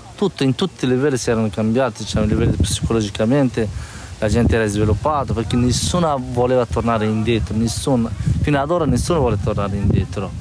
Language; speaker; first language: Italian; non-native, fluent; Persian